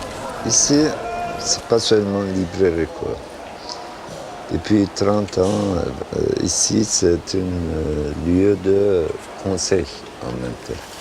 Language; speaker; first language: French; non-native, learner; Turkish